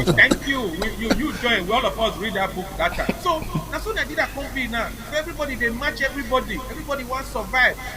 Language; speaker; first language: Nigerian Pidgin; non-native, local second language; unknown